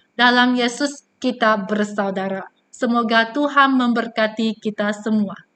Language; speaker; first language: Malay; non-native, local second language; Chinese